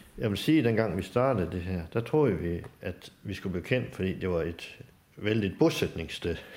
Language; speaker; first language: Danish; native; Danish